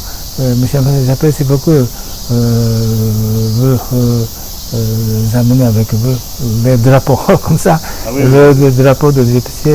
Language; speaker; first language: French; non-native, fluent; Japanese